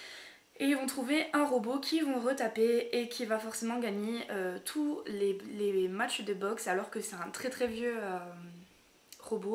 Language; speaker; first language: French; native; French